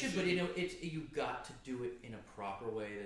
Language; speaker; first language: English; native; English